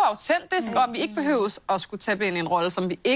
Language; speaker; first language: Danish; native; Danish